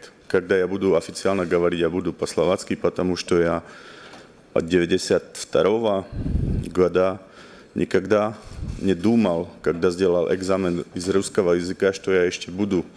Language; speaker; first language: Russian; non-native, learner; Slovak